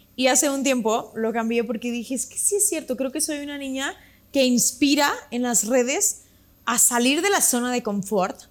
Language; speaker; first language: Spanish; native; Spanish